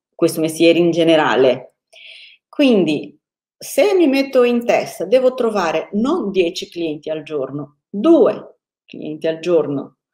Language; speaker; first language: Italian; non-native, fluent; Portuguese